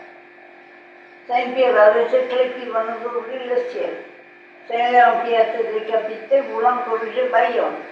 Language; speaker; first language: French; non-native, local second language; Basque